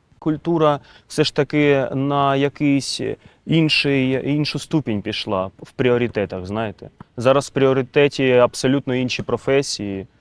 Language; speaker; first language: Ukrainian; non-native, local second language; Russian